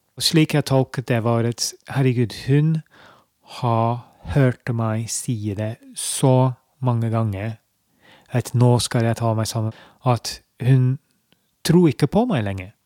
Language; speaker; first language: Norwegian; non-native, fluent; English